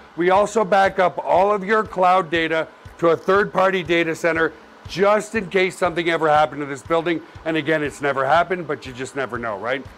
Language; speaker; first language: English; native; English